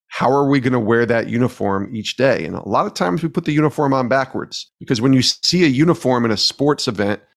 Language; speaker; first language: English; native; English